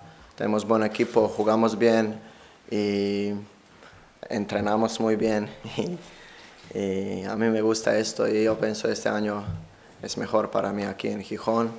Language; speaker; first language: Spanish; non-native, learner; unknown